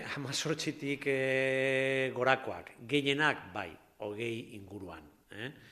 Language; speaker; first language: Basque; native; Basque